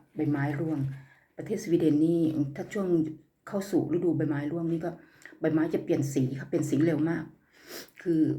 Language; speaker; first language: Thai; native; Thai